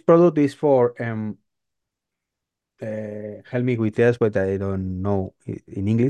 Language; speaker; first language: English; non-native, learner; Spanish